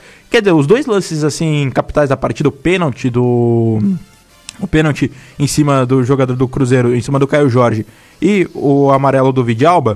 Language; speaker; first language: Portuguese; native; Portuguese